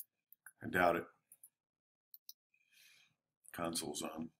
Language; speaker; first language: English; native; English